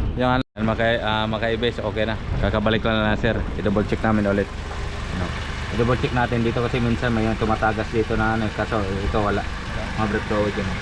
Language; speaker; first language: Filipino; non-native, local second language; Masbatenyo